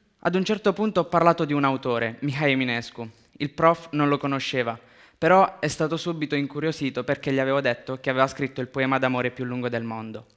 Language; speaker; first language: Italian; early bilingual, other home language; Romanian